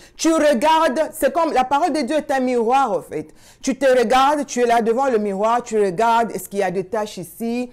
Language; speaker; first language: French; non-native, local second language; Swahili